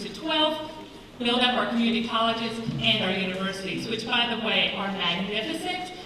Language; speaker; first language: English; native; English